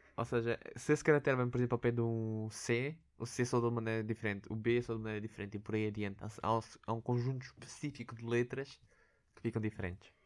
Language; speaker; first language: Portuguese; early bilingual, other home language; Russian